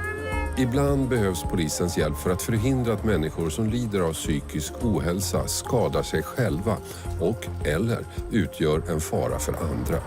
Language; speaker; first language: Swedish; native; Swedish